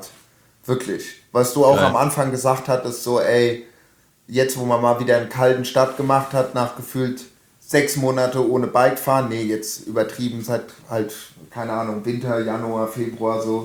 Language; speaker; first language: German; native; German